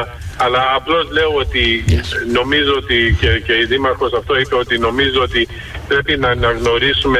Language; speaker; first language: Greek; early bilingual, heritage; Greek